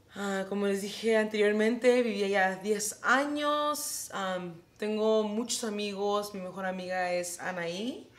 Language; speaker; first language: English; early bilingual, other home language; Spanish